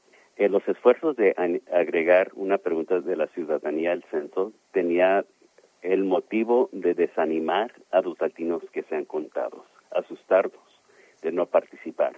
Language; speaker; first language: Spanish; early bilingual, heritage; Spanish